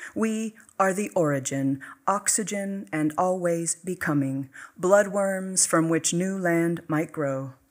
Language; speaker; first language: English; native; English